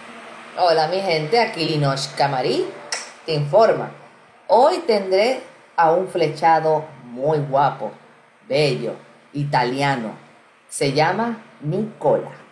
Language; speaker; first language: Spanish; native; Spanish